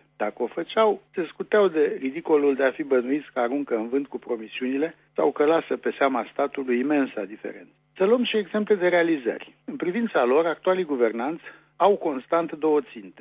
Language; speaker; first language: Romanian; native; Romanian